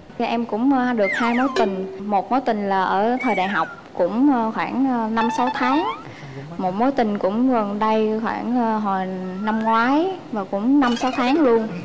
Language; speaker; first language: Vietnamese; native; Vietnamese